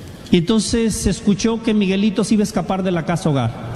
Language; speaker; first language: Spanish; native; Spanish